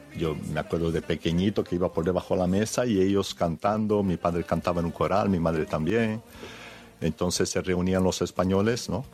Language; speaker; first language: Spanish; early bilingual, heritage; Spanish